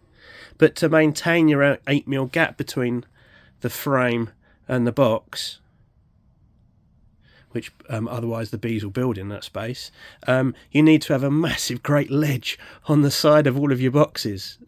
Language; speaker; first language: English; native; English